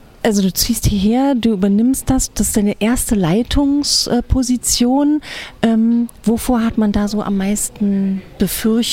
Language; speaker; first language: German; native; German